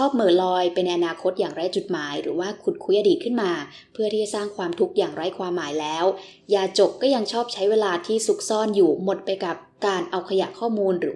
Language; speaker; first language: Thai; native; Thai